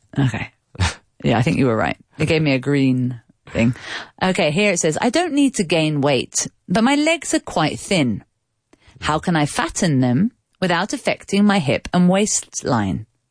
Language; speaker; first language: English; native; English